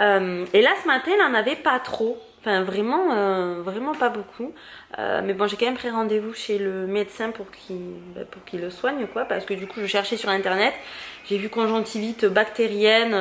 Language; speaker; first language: French; native; French